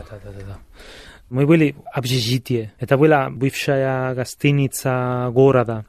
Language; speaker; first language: Russian; non-native, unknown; Spanish